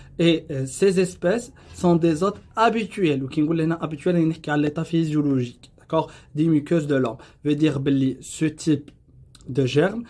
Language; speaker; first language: French; non-native, local second language; Arabic